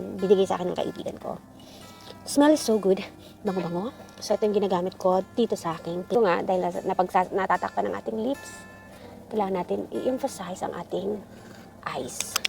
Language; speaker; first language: Filipino; non-native, local second language; Iloko